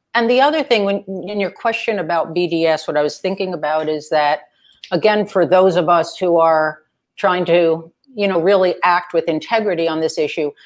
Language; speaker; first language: English; native; English